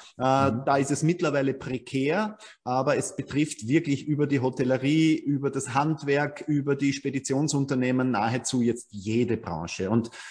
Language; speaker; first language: German; native; German